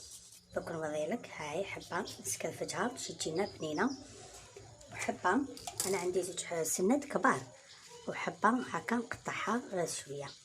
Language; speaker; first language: Arabic; native; Arabic